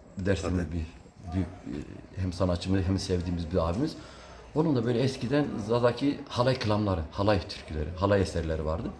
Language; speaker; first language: Turkish; early bilingual, heritage; Turkish